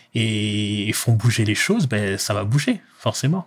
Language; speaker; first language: French; native; French